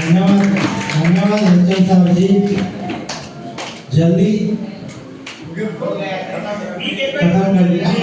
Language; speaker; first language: Hindi; non-native, local second language; Telugu